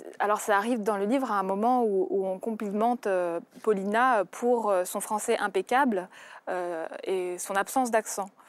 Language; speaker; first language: French; early bilingual, other home language; Russian